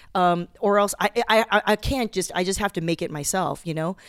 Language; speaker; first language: English; native; English